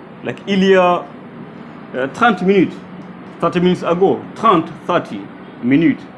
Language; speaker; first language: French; non-native, fluent; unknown